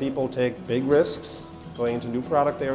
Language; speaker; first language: English; native; English